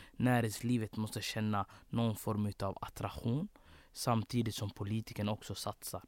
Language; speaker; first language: Swedish; early bilingual, other home language; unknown